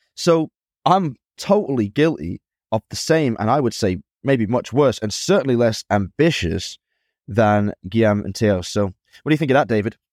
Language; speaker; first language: English; native; English